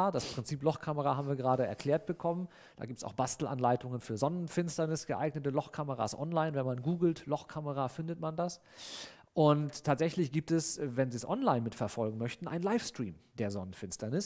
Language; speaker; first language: German; native; German